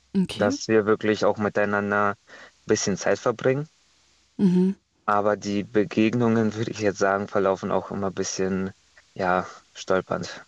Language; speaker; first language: German; non-native, fluent; Estonian